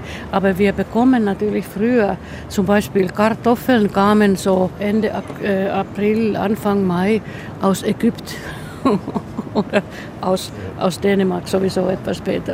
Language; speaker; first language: German; non-native, fluent; Finnish